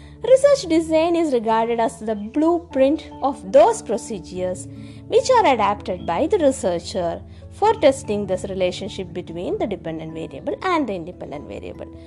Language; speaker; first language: English; non-native, local second language; Malayalam